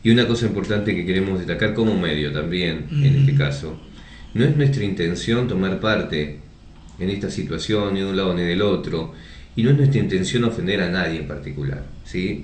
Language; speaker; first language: Spanish; native; Spanish